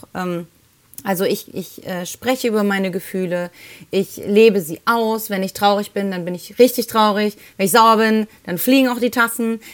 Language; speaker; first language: German; early bilingual, other home language; Spanish